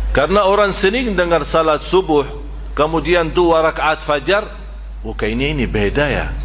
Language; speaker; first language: Malay; non-native, fluent; Arabic